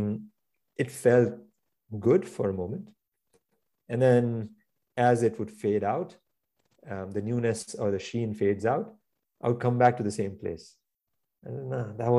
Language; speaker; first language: English; non-native, local second language; Gujarati